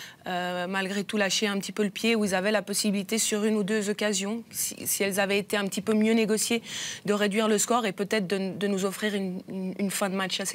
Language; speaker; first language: French; native; French